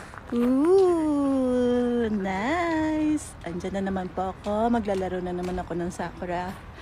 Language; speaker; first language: Filipino; native; Filipino